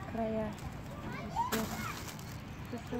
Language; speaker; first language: Russian; early bilingual, other home language; Tajik